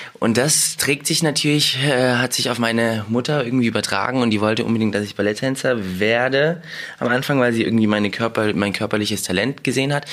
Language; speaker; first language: German; early bilingual, other home language; Russian